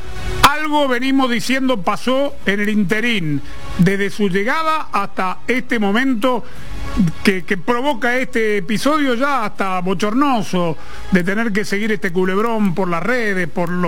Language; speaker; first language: Spanish; native; Spanish